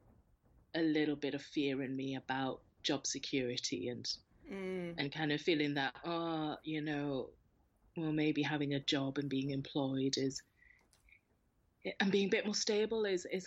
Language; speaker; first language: English; native; English